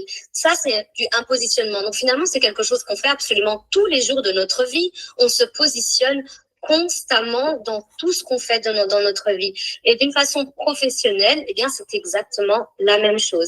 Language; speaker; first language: French; native; French